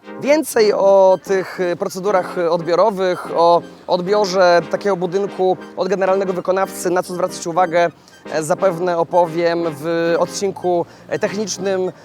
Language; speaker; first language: Polish; native; Polish